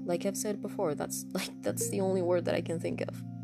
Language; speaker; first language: English; non-native, fluent; Spanish